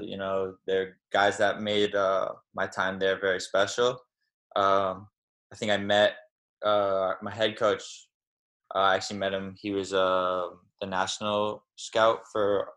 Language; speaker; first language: English; native; English